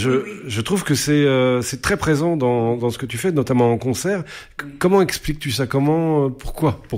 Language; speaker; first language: French; native; French